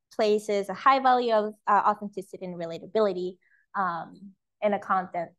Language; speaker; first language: English; early bilingual, other home language; Japanese